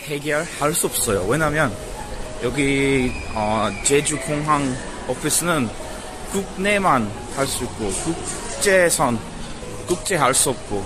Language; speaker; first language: Korean; non-native, learner; English